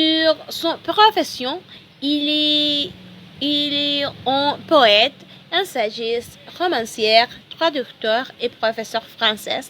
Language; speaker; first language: French; non-native, learner; Spanish